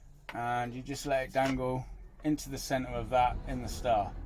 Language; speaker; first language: English; native; English